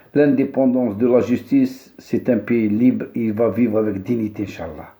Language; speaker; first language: French; non-native, local second language; Arabic